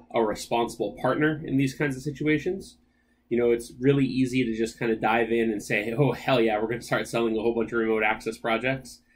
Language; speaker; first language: English; native; English